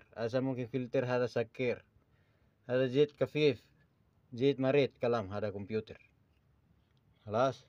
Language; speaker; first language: Arabic; non-native, learner; Filipino